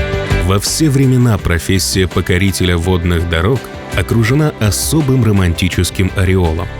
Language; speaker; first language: Russian; native; Russian